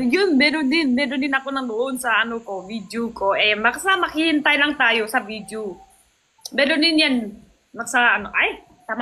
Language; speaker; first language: Filipino; non-native, learner; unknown